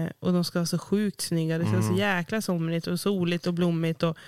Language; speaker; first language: Swedish; native; Swedish